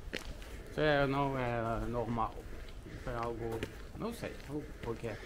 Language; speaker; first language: Portuguese; non-native, learner; Norwegian